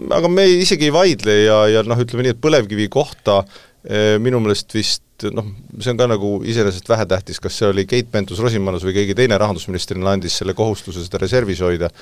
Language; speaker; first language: Estonian; native; Estonian